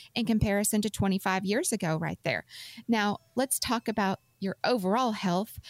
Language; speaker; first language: English; native; English